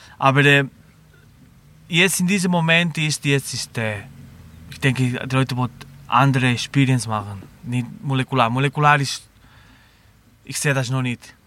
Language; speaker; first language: German; non-native, learner; Spanish